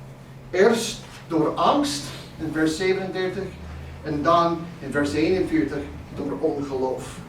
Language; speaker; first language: Dutch; non-native, fluent; English